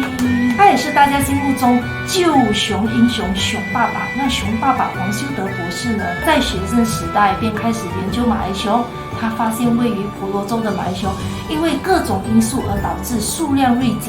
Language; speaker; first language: Chinese; native; Chinese